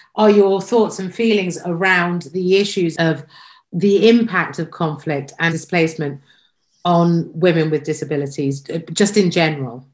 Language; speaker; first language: English; native; English